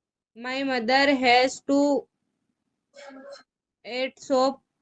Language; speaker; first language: English; non-native, learner; Hindi